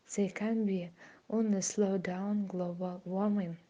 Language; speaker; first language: English; non-native, fluent; Kazakh